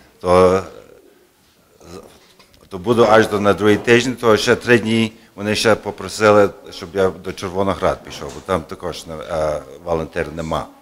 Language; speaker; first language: Ukrainian; early bilingual, heritage; Ukrainian